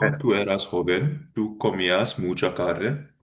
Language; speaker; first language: Spanish; non-native, learner; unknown